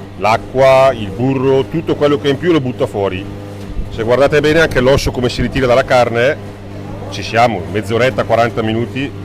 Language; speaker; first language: Italian; native; Italian